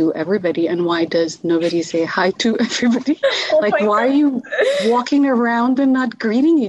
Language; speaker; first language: English; non-native, fluent; Arabic